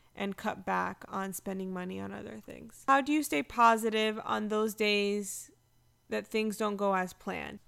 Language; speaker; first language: English; native; English